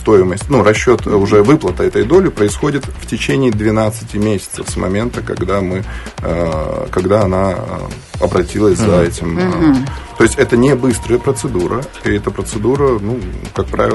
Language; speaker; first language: Russian; native; Russian